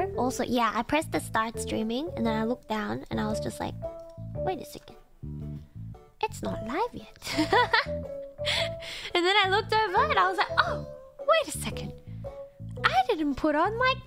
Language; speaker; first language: English; native; English